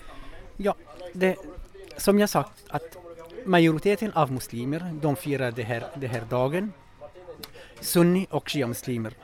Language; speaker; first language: Swedish; non-native, fluent; Arabic